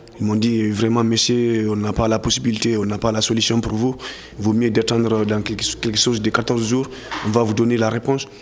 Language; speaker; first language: French; non-native, local second language; Fula